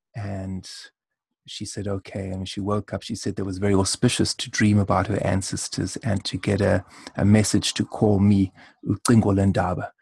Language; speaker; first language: English; native; English